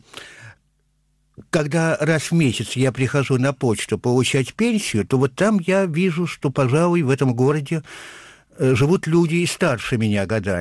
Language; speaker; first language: Russian; native; Russian